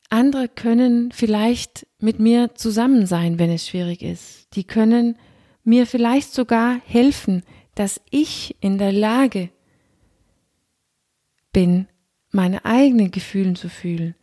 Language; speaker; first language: German; non-native, fluent; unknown